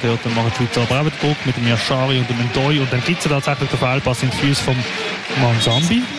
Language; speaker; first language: German; native; German